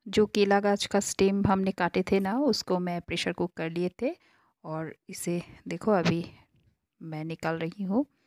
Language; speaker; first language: Hindi; non-native, local second language; Bangla